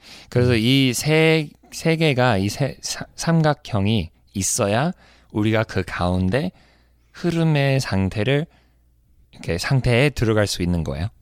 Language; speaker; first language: Korean; non-native, fluent; English